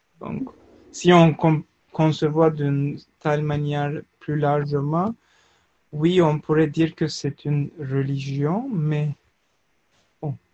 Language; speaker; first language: French; non-native, fluent; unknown